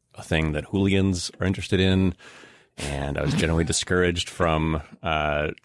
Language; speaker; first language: English; native; English